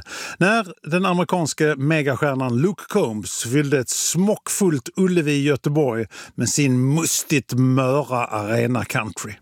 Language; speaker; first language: Swedish; native; Swedish